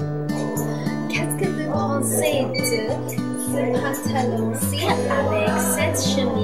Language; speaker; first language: French; non-native, learner; English